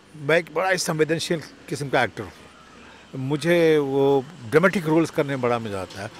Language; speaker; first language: Hindi; native; Hindi